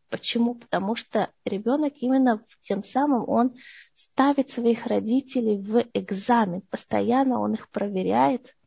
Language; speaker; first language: Russian; early bilingual, heritage; Russian